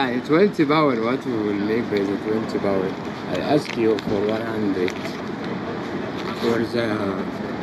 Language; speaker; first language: English; non-native, learner; Arabic